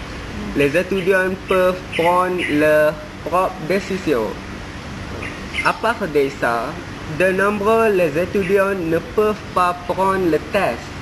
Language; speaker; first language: French; non-native, learner; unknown